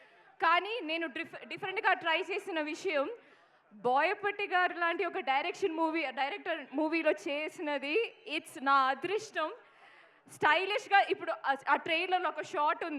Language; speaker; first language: Telugu; non-native, fluent; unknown